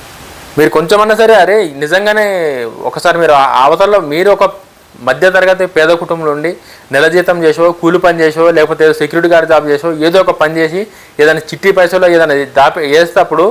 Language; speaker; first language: Telugu; native; Telugu